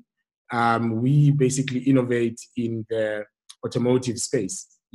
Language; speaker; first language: English; non-native, local second language; Xhosa